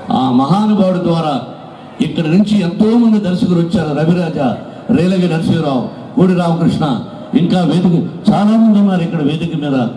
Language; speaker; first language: Telugu; native; Telugu